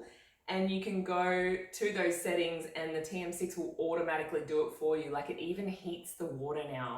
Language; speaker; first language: English; native; English